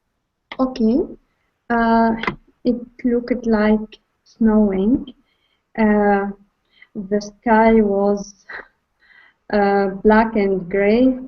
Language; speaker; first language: English; non-native, learner; Arabic